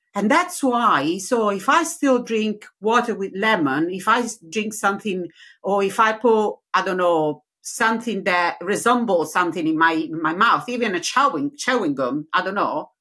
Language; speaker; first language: English; non-native, learner; Italian